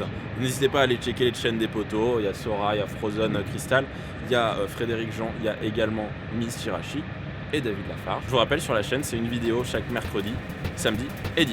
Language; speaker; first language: French; native; French